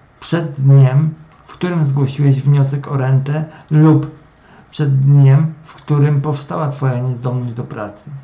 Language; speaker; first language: Polish; native; Polish